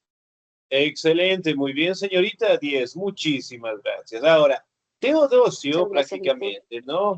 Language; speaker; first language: Spanish; native; Spanish